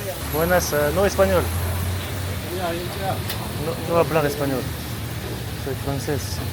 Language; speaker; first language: Spanish; non-native, learner; French